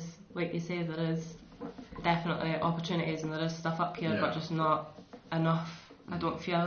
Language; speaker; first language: English; native; English